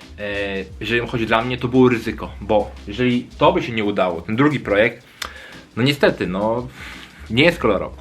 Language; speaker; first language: Polish; native; Polish